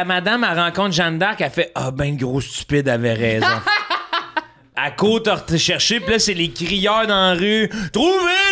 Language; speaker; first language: French; native; French